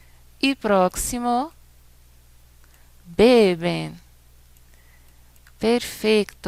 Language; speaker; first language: Spanish; non-native, fluent; Portuguese